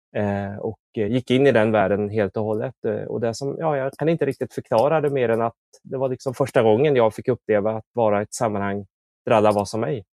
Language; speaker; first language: Swedish; native; Swedish